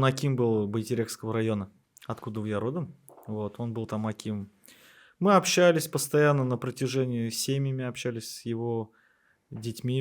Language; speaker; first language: Russian; native; Russian